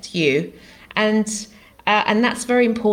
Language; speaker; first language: English; non-native, local second language; Greek